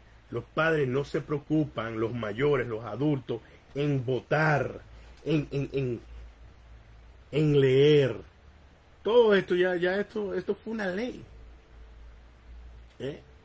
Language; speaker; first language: Spanish; early bilingual, heritage; Spanish